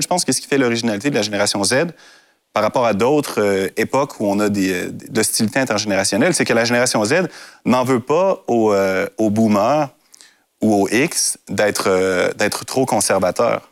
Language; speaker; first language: French; native; French